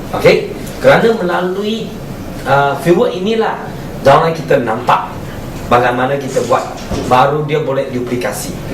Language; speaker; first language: Malay; non-native, local second language; Chinese